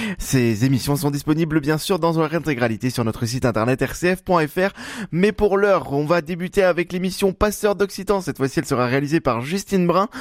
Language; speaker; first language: French; native; French